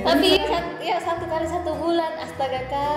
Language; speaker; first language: Indonesian; native; Indonesian